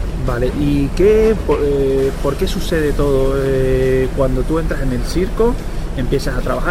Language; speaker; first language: Spanish; native; Spanish